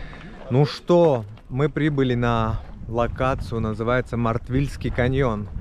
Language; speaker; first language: Russian; native; Russian